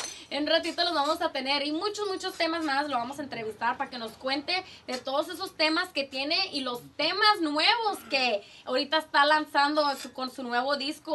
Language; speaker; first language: Spanish; early bilingual, heritage; Spanish